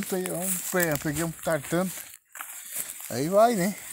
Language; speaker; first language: Portuguese; native; Portuguese